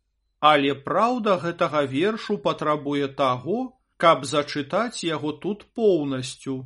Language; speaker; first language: Belarusian; native; Belarusian